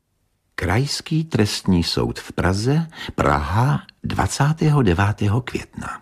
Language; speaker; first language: Czech; native; Czech